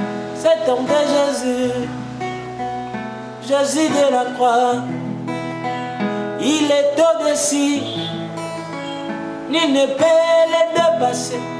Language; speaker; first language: French; non-native, local second language; Lingala